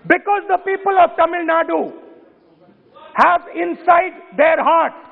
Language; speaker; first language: English; non-native, local second language; Hindi